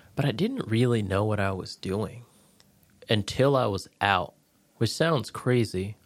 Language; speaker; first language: English; native; English